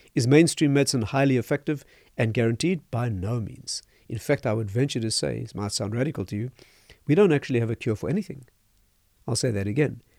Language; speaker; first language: English; native; English